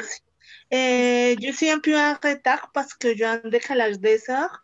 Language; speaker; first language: French; non-native, learner; Spanish